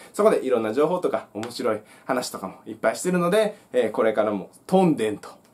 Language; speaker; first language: Japanese; native; Japanese